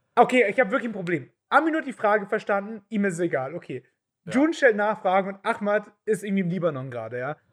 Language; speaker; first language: German; native; German